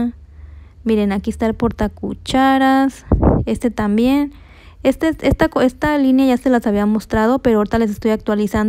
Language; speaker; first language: Spanish; native; Spanish